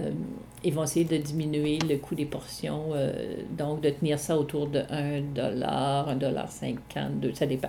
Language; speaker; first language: French; native; French